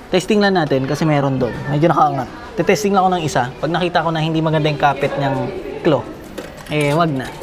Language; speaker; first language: Filipino; native; Filipino